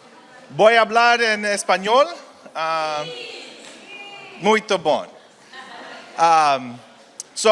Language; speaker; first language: Spanish; early bilingual, heritage; Spanish